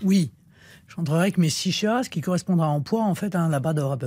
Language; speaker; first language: French; native; French